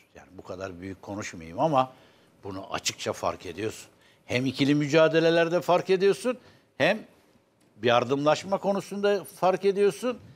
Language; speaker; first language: Turkish; native; Turkish